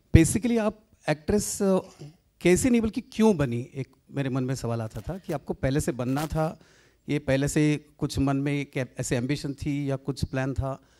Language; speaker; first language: Hindi; non-native, local second language; Marathi